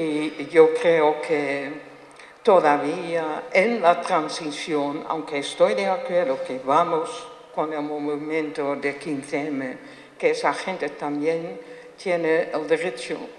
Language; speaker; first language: Spanish; non-native, fluent; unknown